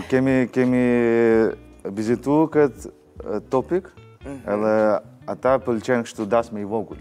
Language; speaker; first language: Albanian; non-native, learner; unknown